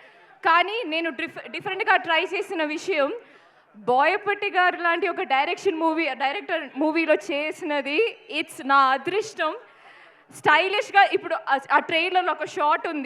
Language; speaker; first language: Telugu; non-native, fluent; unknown